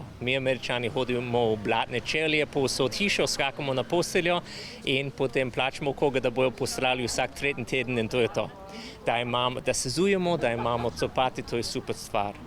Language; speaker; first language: Slovenian; non-native, learner; English